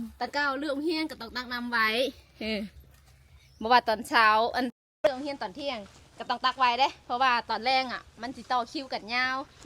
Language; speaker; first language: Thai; non-native, local second language; Lao